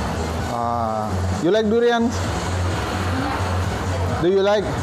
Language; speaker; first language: English; non-native, learner; Indonesian